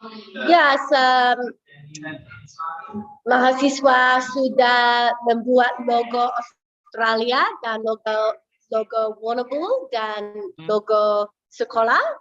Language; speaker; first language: Indonesian; non-native, fluent; English